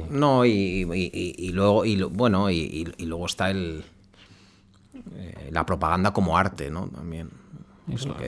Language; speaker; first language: Spanish; native; Spanish